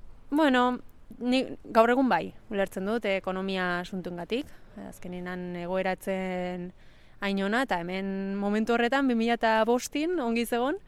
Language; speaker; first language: Basque; early bilingual, other home language; Spanish